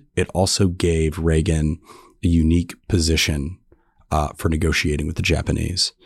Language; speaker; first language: English; native; English